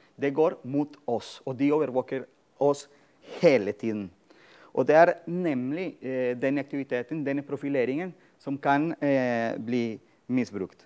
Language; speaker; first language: Norwegian; non-native, fluent; Spanish